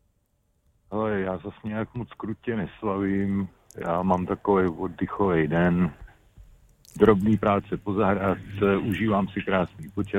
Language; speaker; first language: Czech; native; Czech